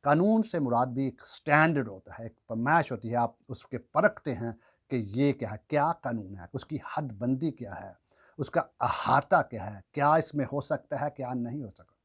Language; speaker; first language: Urdu; non-native, local second language; Punjabi